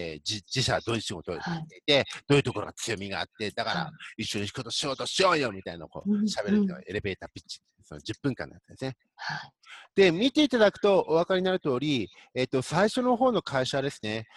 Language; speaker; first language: Japanese; native; Japanese